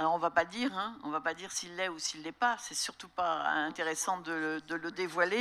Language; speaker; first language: French; native; French